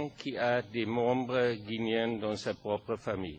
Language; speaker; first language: French; non-native, fluent; German